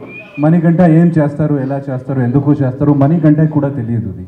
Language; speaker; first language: Telugu; non-native, fluent; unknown